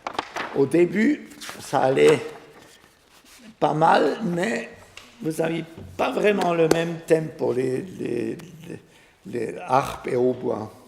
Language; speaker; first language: French; non-native, fluent; Swiss German